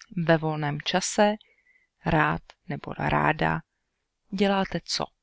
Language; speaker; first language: Czech; native; Czech